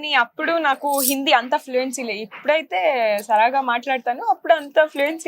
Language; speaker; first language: Telugu; non-native, local second language; Kannada